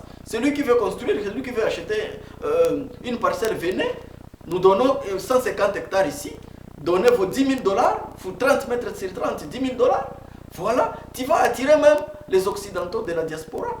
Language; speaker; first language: French; non-native, local second language; Swahili